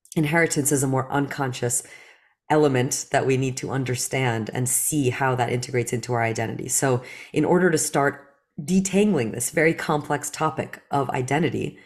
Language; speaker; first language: English; early bilingual, other home language; Russian